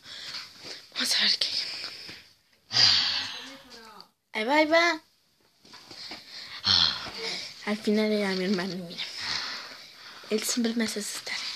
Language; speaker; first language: Spanish; native; Spanish